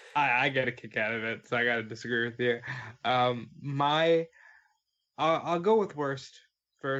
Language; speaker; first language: English; native; English